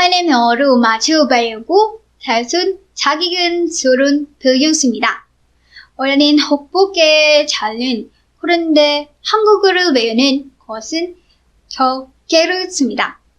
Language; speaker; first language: Korean; non-native, learner; Filipino